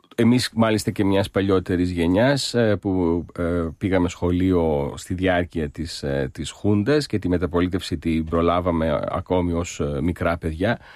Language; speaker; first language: Greek; early bilingual, heritage; Greek